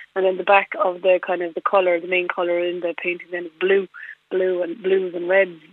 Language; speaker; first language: English; native; English